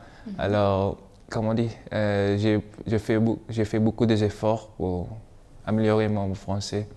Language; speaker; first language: French; non-native, learner; Malay